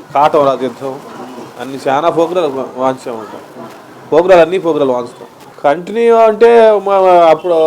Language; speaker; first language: Telugu; native; Telugu